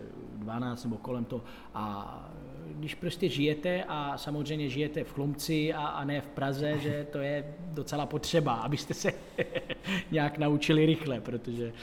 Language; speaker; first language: Czech; non-native, fluent; Italian